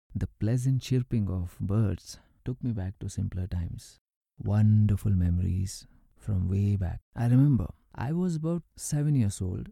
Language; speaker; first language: English; non-native, local second language; Urdu